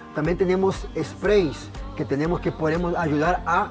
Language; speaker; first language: Spanish; non-native, fluent; Portuguese